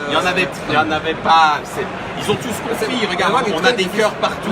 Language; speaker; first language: French; native; French